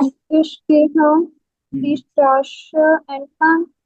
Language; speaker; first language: German; non-native, learner; Hindi